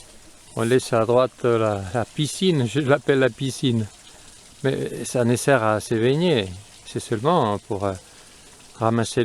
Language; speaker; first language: French; non-native, fluent; Spanish